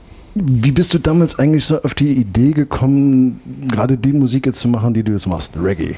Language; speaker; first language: German; native; German